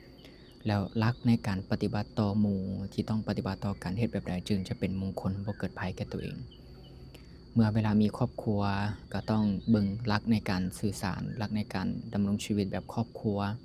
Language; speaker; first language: Thai; non-native, local second language; Northeastern Thai